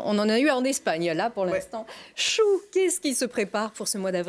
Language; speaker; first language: French; native; French